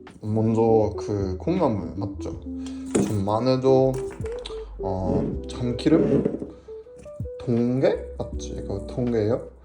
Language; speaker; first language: Korean; non-native, learner; German